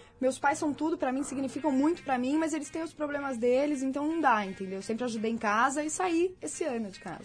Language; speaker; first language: Portuguese; native; Portuguese